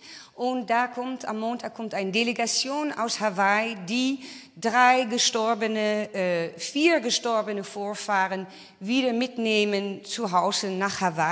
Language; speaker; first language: German; non-native, fluent; Dutch